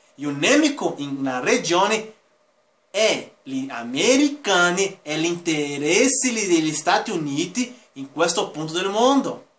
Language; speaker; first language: Italian; non-native, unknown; Spanish